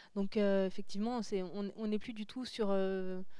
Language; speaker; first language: French; native; French